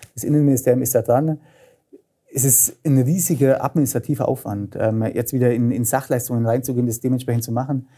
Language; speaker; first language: German; native; German